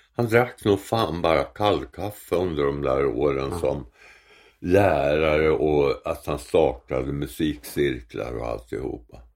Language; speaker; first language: Swedish; native; Swedish